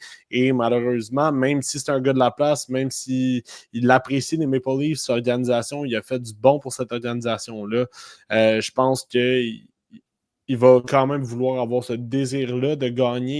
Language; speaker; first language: French; native; French